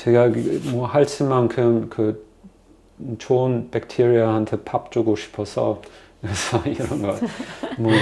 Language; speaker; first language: Korean; non-native, fluent; German